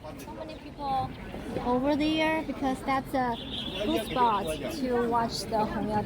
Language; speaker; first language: English; non-native, learner; Chinese